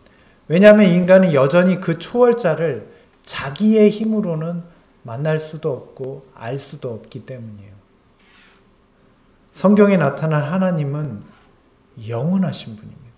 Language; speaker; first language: Korean; native; Korean